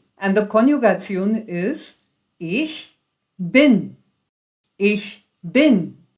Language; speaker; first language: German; non-native, fluent; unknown